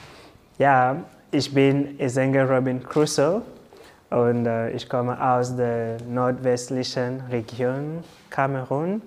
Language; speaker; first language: German; non-native, learner; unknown